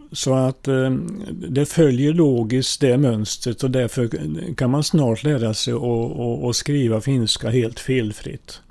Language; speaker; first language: Swedish; early bilingual, other home language; Finnish